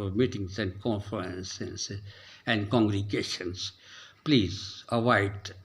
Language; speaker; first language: English; non-native, local second language; Urdu